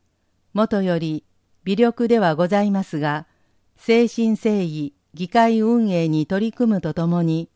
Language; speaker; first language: Japanese; native; Japanese